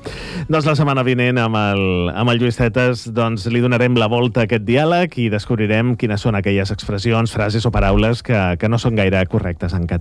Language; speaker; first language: Catalan; native; Catalan